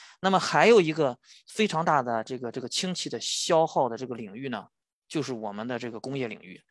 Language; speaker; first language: Chinese; native; Chinese